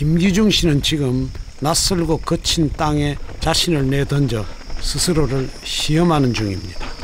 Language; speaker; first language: Korean; native; Korean